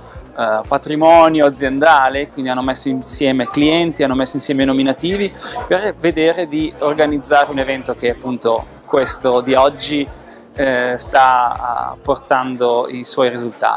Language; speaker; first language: Italian; native; Italian